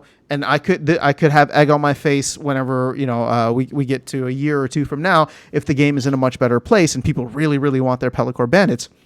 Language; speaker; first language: English; native; English